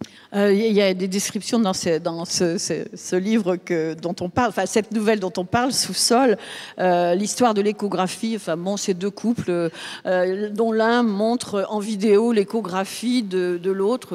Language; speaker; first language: French; native; French